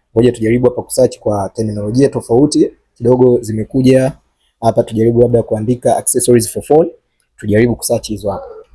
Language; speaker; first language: Swahili; native; Swahili